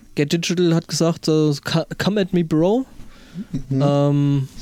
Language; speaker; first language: German; native; German